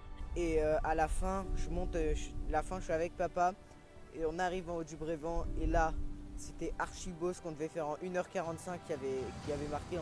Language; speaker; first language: French; native; French